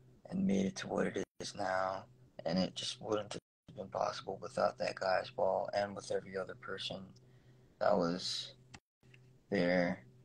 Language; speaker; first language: English; early bilingual, other home language; Korean